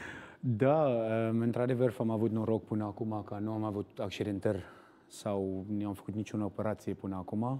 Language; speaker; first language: Romanian; non-native, learner; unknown